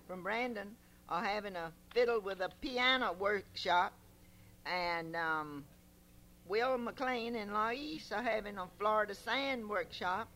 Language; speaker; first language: English; native; English